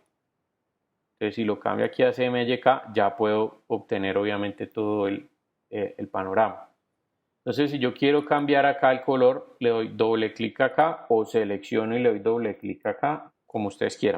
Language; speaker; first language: Spanish; native; Spanish